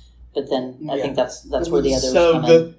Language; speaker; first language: English; native; English